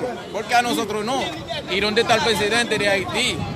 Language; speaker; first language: Spanish; non-native, learner; Haitian Creole